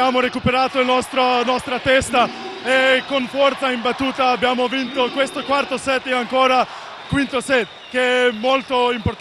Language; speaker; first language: Italian; non-native, learner; Slovenian